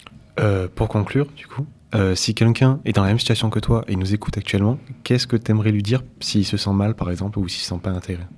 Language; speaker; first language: French; native; French